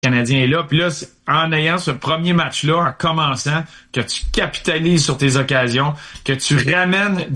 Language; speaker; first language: French; native; French